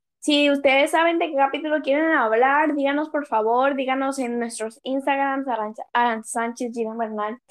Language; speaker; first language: Spanish; native; Spanish